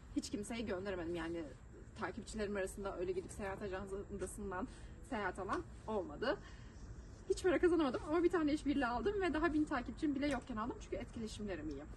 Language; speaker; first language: Turkish; native; Turkish